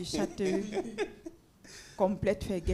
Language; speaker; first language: German; non-native, fluent; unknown